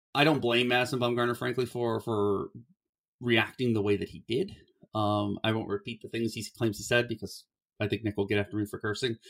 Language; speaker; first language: English; native; English